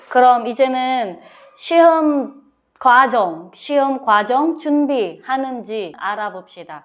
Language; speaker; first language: Korean; non-native, fluent; Filipino